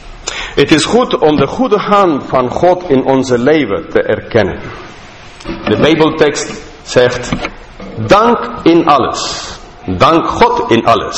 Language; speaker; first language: Dutch; non-native, fluent; English